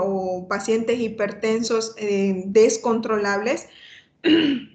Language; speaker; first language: Spanish; native; Spanish